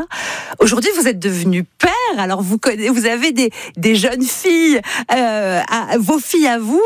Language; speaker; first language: French; native; French